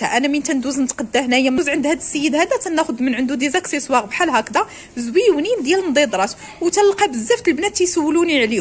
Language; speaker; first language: Arabic; native; Arabic